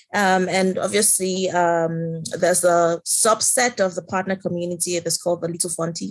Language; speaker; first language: English; non-native, local second language; Yoruba